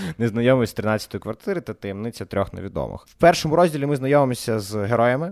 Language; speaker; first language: Ukrainian; non-native, local second language; Russian